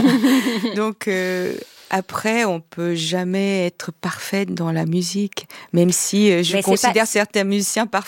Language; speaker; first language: French; non-native, fluent; Korean